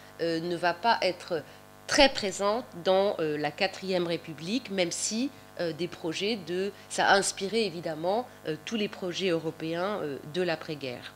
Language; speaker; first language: French; native; French